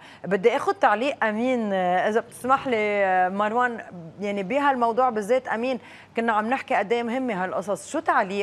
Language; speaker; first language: Arabic; native; Arabic